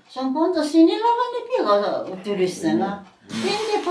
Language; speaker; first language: Greek; early bilingual, heritage; Greek